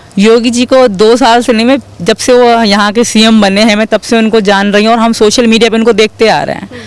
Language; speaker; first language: Urdu; non-native, local second language; Sindhi